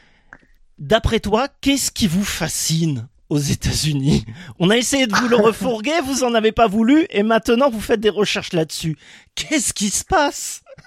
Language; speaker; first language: French; native; French